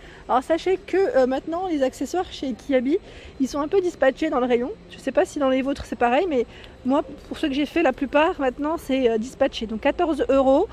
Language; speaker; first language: French; native; French